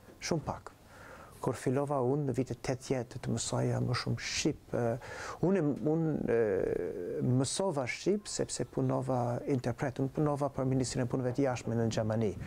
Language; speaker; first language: Albanian; non-native, fluent; English